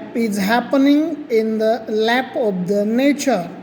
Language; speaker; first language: English; non-native, local second language; Marathi